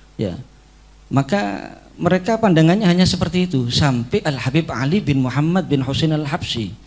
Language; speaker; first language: Indonesian; native; Indonesian